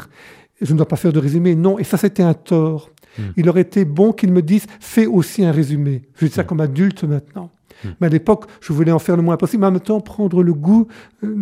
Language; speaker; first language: French; native; French